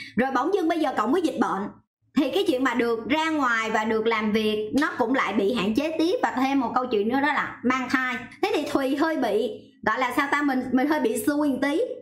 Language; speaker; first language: Vietnamese; native; Vietnamese